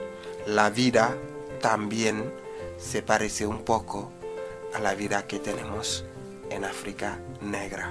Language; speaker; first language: Spanish; non-native, fluent; Wolof